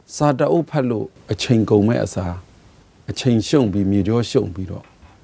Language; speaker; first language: Burmese; native; Burmese